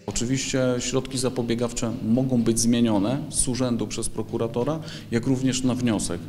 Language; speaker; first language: Polish; native; Polish